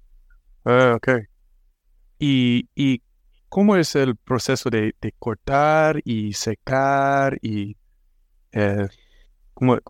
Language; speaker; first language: Spanish; non-native, fluent; English